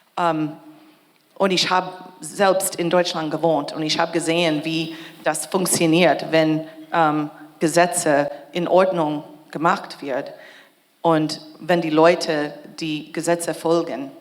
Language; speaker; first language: German; non-native, fluent; English